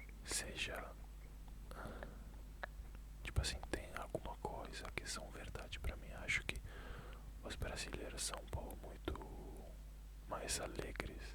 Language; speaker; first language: Portuguese; non-native, fluent; Italian